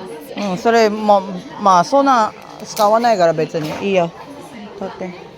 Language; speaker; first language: Japanese; non-native, fluent; Filipino